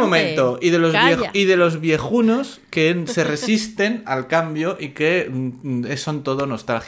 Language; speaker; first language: Spanish; native; Spanish